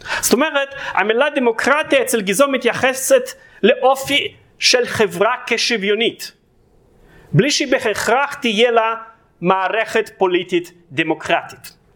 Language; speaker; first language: Hebrew; non-native, fluent; Russian